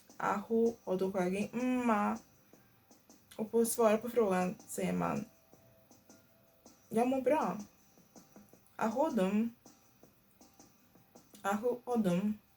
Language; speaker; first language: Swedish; non-native, fluent; Igbo